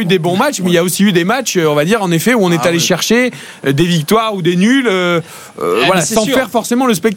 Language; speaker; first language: French; native; French